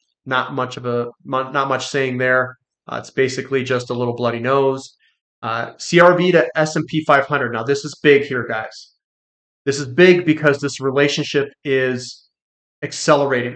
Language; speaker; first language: English; native; English